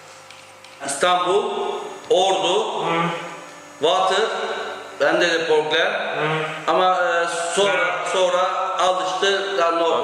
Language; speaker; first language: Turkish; non-native, learner; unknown